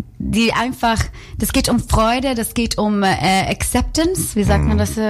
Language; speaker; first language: German; non-native, fluent; Swedish